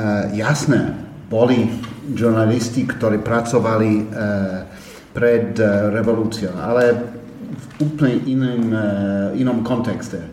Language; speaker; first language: Slovak; non-native, fluent; English